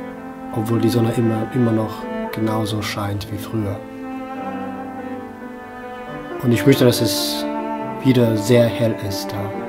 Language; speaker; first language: German; non-native, fluent; Bosnian